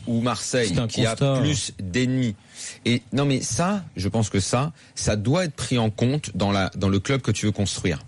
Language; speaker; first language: French; native; French